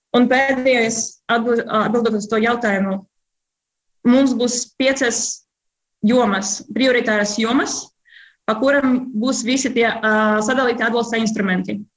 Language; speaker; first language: Latvian; non-native, local second language; Russian